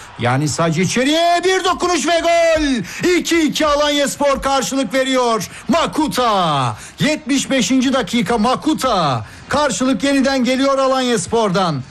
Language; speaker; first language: Turkish; native; Turkish